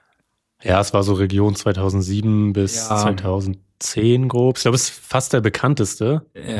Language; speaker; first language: German; native; German